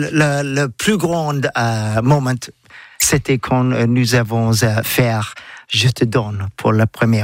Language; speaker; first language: French; non-native, learner; English